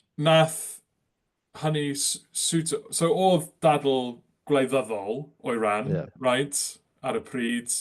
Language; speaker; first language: Welsh; non-native, local second language; English